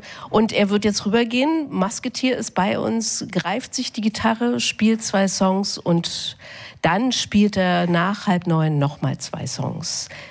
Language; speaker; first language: German; native; German